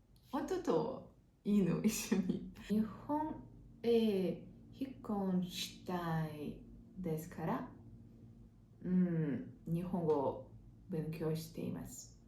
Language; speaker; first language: Japanese; non-native, learner; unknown